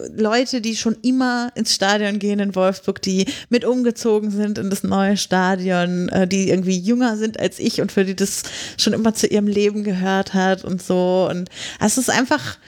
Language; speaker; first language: German; native; German